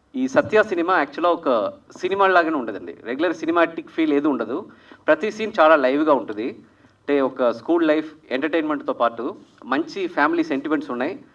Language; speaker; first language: Telugu; native; Telugu